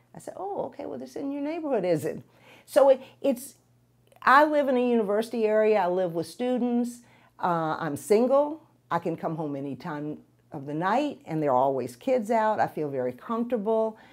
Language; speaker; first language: English; native; English